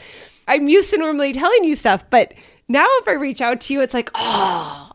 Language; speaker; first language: English; native; English